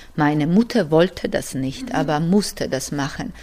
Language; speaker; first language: German; non-native, fluent; Georgian